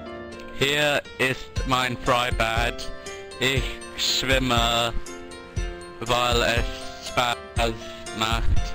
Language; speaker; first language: German; non-native, learner; English